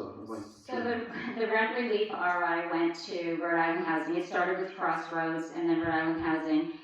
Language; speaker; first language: English; early bilingual, other home language; French